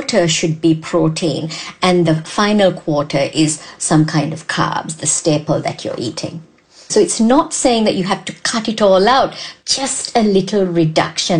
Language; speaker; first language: English; non-native, local second language; Sinhala